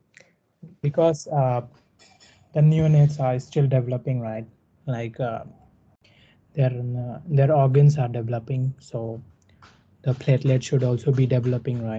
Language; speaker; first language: English; non-native, fluent; Thai